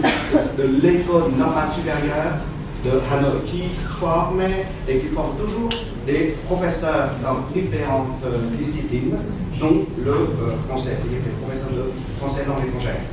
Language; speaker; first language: French; non-native, fluent; Vietnamese